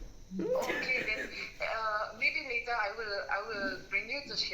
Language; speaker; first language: English; non-native, local second language; Mizo